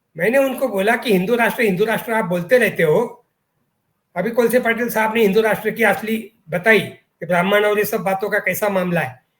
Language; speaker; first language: Hindi; non-native, local second language; Marathi